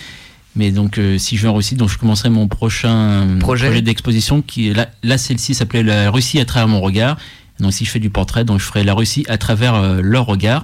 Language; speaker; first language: French; native; French